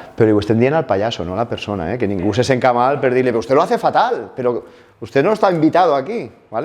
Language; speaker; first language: Spanish; non-native, local second language; Catalan